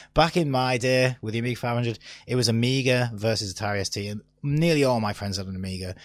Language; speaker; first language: English; native; English